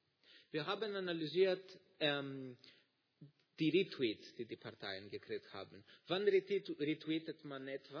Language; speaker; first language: German; non-native, fluent; Greek